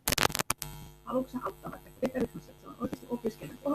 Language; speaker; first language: Finnish; native; Finnish